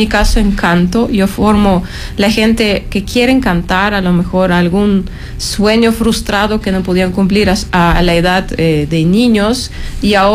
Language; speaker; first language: Spanish; non-native, fluent; Ukrainian